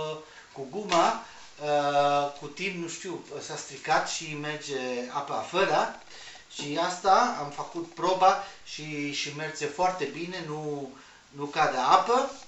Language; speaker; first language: Romanian; non-native, learner; Spanish